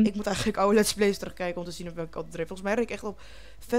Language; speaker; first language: Dutch; native; Dutch